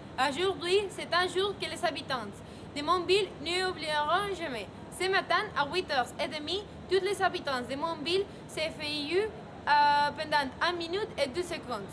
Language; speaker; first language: French; non-native, learner; Spanish